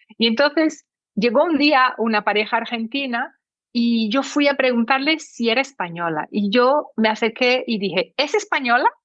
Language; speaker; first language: Spanish; early bilingual, heritage; Portuguese